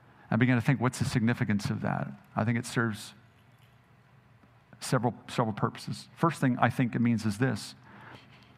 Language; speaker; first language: English; native; English